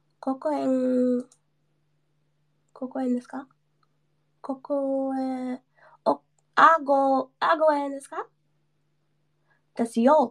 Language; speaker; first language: Japanese; non-native, learner; English